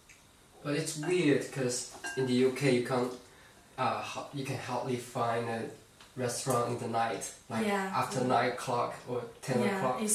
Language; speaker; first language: English; non-native, fluent; Chinese